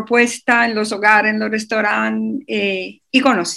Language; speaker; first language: Spanish; non-native, fluent; Italian